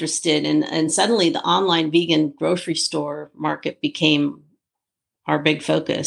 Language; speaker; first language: English; native; English